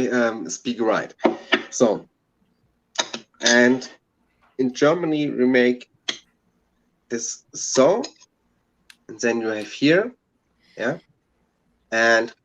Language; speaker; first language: English; non-native, learner; German